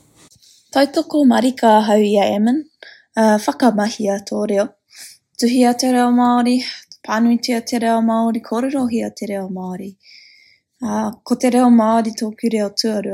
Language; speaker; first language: Māori; non-native, local second language; English